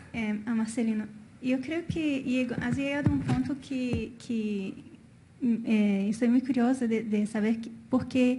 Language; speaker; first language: Spanish; non-native, fluent; Portuguese